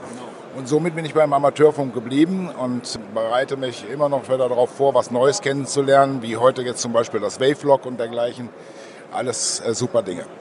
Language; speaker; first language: German; native; German